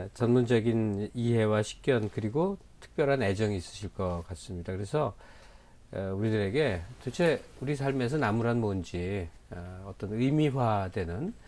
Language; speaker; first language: Korean; native; Korean